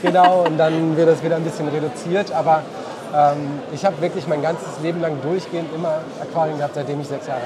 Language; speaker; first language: German; native; German